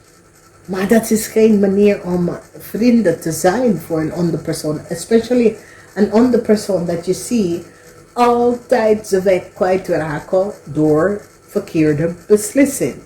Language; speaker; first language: Dutch; non-native, learner; English